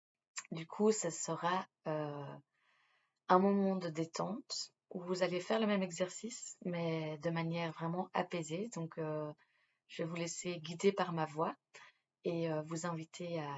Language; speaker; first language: French; native; French